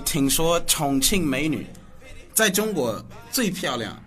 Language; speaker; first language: Chinese; non-native, fluent; English